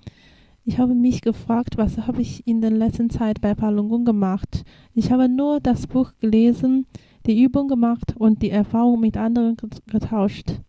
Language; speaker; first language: German; non-native, fluent; Chinese